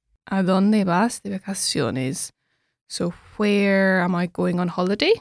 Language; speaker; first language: Spanish; non-native, learner; English